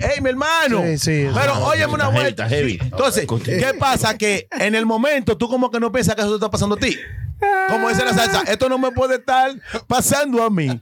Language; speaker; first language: Spanish; native; Spanish